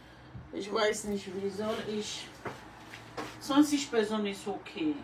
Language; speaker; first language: German; non-native, learner; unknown